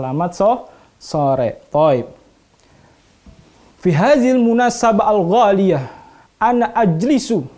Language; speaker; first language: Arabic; non-native, fluent; Indonesian